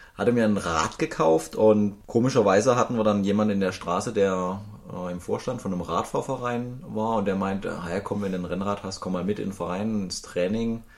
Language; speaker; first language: German; native; German